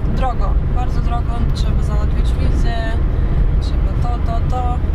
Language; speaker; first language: Polish; non-native, learner; Russian